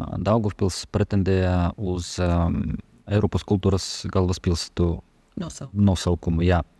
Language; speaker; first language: Latvian; non-native, local second language; Russian